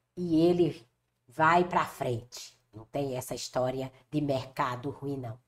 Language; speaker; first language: Portuguese; native; Portuguese